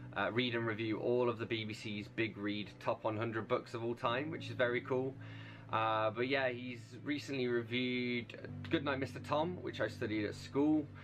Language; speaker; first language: English; native; English